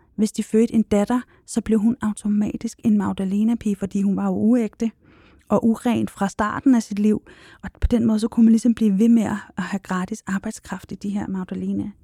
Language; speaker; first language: Danish; native; Danish